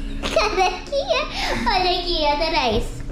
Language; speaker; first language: Portuguese; native; Portuguese